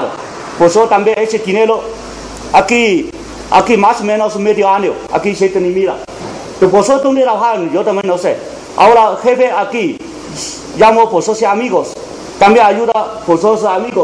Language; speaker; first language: Spanish; non-native, learner; Chinese